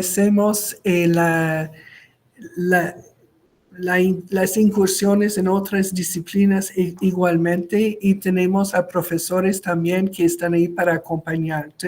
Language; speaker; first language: Spanish; non-native, local second language; French